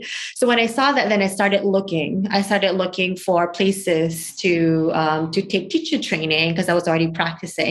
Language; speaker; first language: English; non-native, local second language; Malay